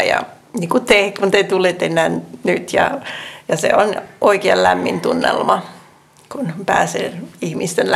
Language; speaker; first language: Finnish; non-native, fluent; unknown